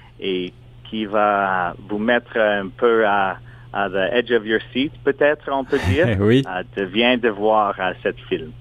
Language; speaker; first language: French; non-native, local second language; English